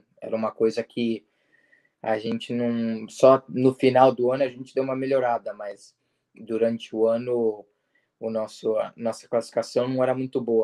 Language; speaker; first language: Portuguese; early bilingual, heritage; Portuguese